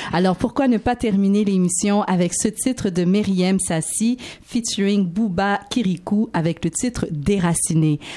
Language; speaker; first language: French; native; French